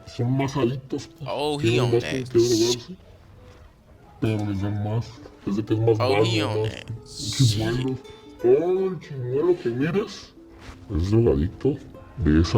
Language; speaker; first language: Spanish; native; Spanish